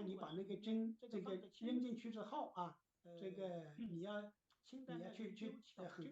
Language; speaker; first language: Chinese; native; Chinese